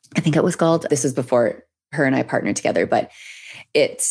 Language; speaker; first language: English; native; English